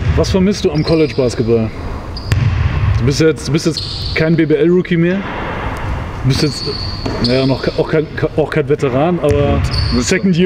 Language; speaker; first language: German; native; German